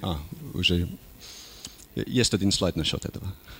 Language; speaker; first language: Russian; non-native, learner; English